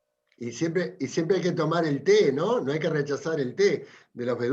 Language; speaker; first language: Spanish; native; Spanish